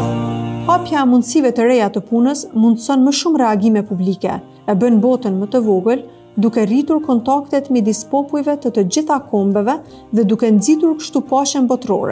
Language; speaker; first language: Albanian; native; Albanian